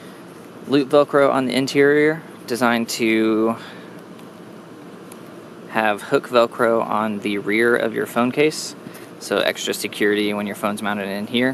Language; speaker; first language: English; native; English